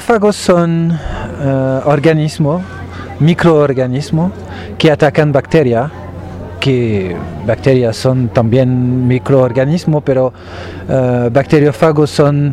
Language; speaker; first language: Spanish; non-native, learner; French